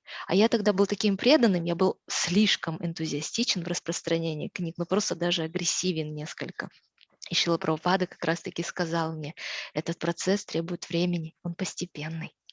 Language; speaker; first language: Russian; native; Russian